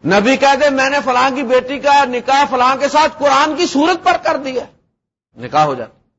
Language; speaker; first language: Urdu; non-native, local second language; Punjabi